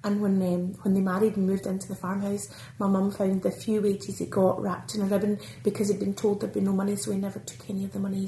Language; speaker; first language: English; native; English